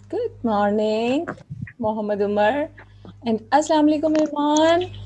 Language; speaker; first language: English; non-native, local second language; Urdu